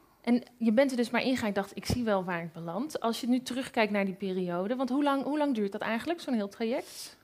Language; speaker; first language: Dutch; native; Dutch